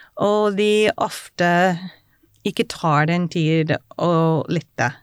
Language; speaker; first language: Norwegian; non-native, fluent; English